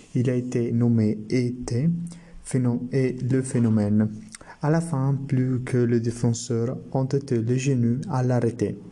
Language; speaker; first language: French; non-native, learner; Italian